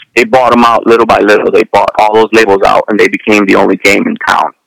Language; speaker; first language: English; early bilingual, other home language; Spanish